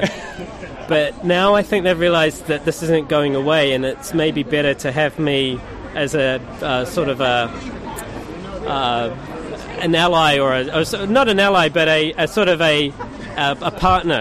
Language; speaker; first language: English; native; English